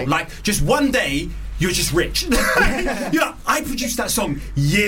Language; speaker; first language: English; native; English